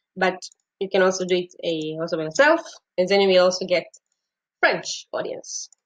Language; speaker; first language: English; non-native, fluent; Hebrew